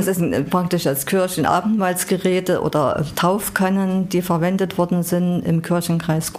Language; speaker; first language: German; native; German